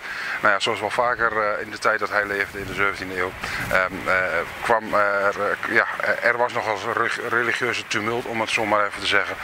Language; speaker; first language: Dutch; native; Dutch